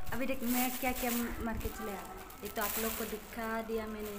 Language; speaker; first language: Hindi; non-native, local second language; Bodo